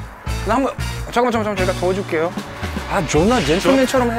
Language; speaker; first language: Korean; non-native, learner; English